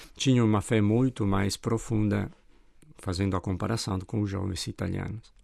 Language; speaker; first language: Portuguese; non-native, fluent; Italian